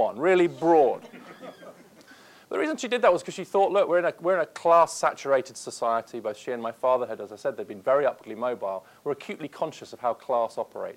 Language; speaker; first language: English; native; English